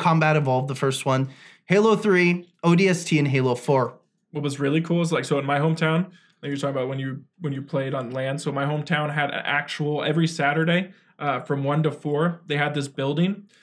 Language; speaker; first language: English; native; English